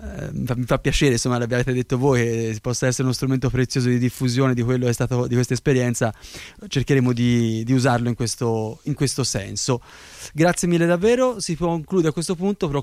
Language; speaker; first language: Italian; native; Italian